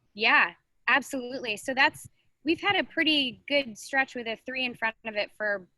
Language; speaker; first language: English; native; English